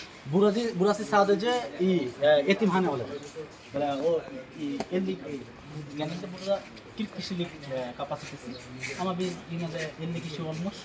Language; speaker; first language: Turkish; non-native, learner; Bangla